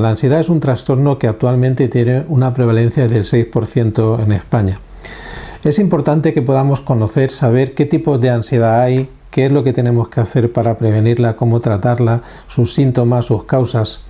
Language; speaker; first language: Spanish; native; Spanish